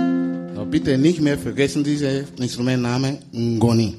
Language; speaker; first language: German; non-native, learner; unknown